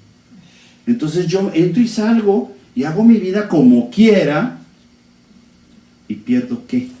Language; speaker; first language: Spanish; native; Spanish